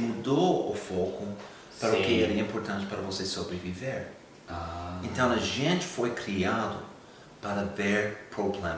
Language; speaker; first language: Portuguese; non-native, fluent; English